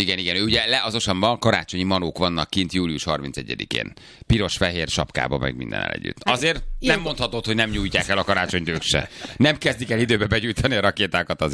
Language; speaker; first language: Hungarian; native; Hungarian